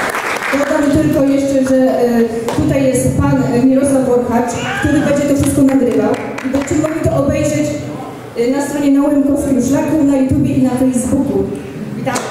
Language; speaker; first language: Polish; native; Polish